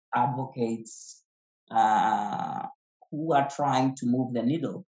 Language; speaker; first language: English; non-native, local second language; Kikuyu